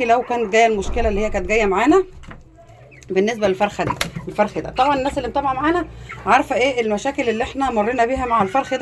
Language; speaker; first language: Arabic; native; Arabic